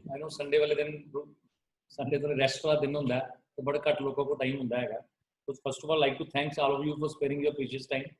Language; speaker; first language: Hindi; non-native, local second language; Punjabi